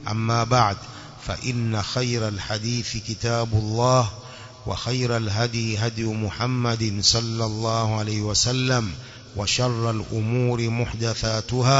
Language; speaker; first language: Arabic; non-native, fluent; Swahili